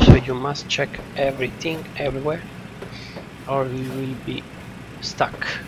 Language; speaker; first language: English; non-native, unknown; Italian